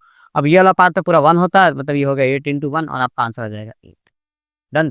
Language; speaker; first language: Hindi; non-native, local second language; Gujarati